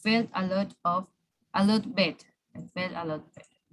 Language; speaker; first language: English; non-native, fluent; Spanish